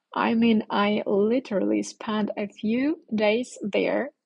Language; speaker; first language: English; non-native, fluent; Ukrainian